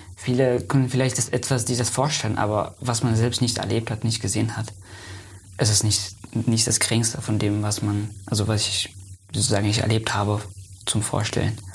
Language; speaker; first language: German; non-native, fluent; Persian